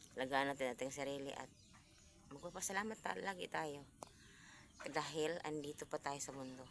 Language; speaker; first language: Filipino; non-native, local second language; Cebuano